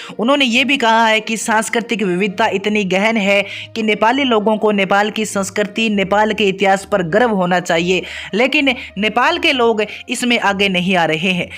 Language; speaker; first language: Hindi; native; Hindi